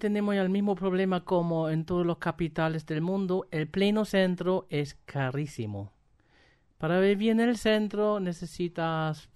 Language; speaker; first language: Spanish; non-native, fluent; German